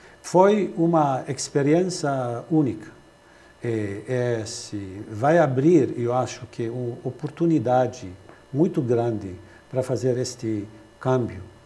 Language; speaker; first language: Portuguese; non-native, fluent; Arabic